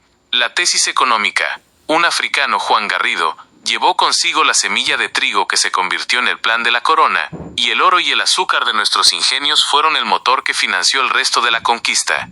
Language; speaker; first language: Spanish; native; Spanish